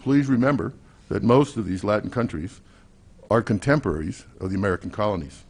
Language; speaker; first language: English; native; English